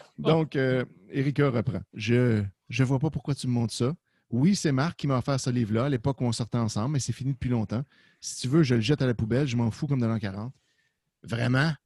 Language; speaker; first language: French; native; French